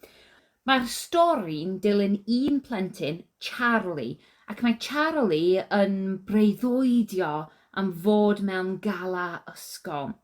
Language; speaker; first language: Welsh; non-native, learner; English